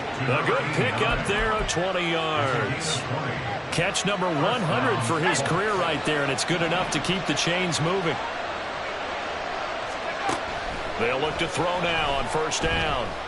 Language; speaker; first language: English; native; English